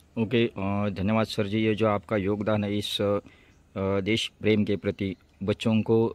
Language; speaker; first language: Hindi; non-native, local second language; Marathi